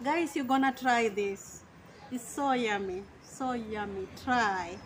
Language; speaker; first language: English; non-native, learner; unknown